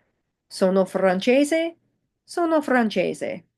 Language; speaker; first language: Italian; non-native, fluent; English